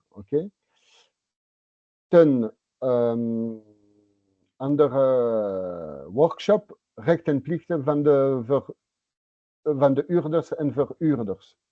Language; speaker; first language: Dutch; non-native, local second language; French